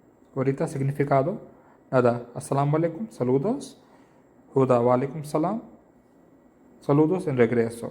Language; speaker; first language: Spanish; non-native, learner; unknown